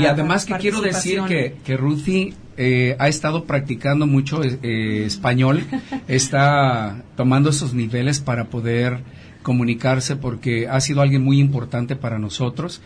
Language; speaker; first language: Spanish; native; Spanish